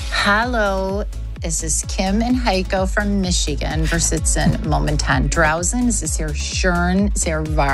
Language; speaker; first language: German; non-native, learner; English